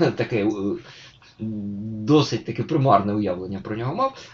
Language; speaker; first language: Ukrainian; native; Ukrainian